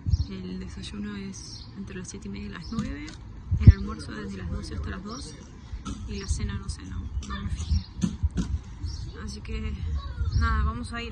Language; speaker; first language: Spanish; native; Spanish